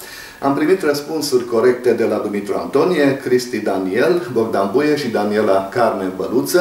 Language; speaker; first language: Romanian; native; Romanian